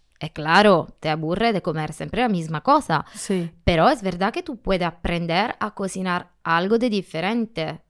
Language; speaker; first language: Spanish; non-native, learner; Italian